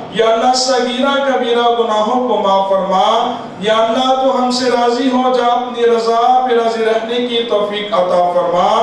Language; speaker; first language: Urdu; non-native, local second language; Punjabi